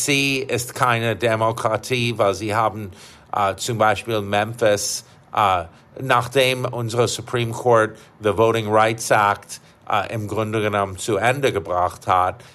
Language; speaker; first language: German; non-native, fluent; English